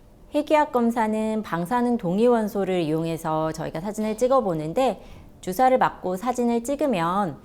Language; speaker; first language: Korean; native; Korean